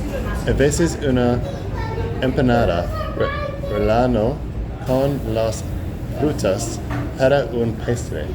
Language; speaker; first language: Spanish; non-native, learner; English